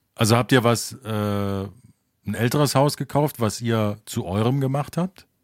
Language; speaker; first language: German; native; German